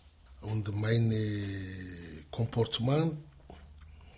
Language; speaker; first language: German; non-native, learner; Malagasy